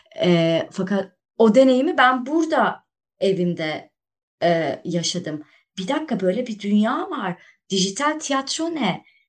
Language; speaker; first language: Turkish; native; Turkish